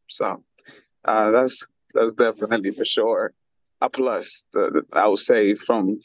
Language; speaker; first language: English; early bilingual, other home language; Spanish